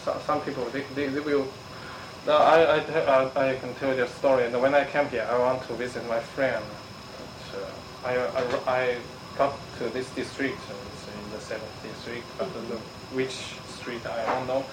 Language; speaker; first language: English; non-native, fluent; Chinese